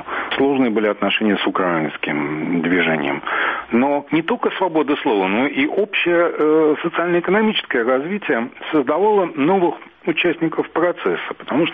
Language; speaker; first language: Russian; native; Russian